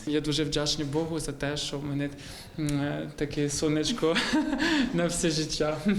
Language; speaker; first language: Ukrainian; non-native, fluent; French